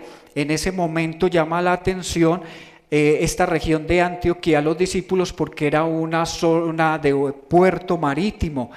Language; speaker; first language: Spanish; native; Spanish